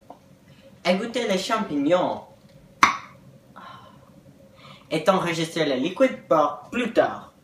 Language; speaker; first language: French; non-native, learner; English